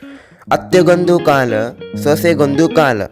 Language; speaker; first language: Kannada; native; Kannada